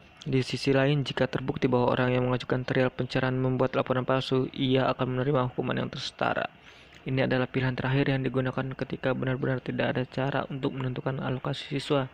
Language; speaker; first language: Indonesian; native; Indonesian